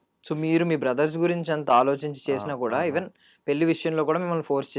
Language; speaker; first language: Telugu; native; Telugu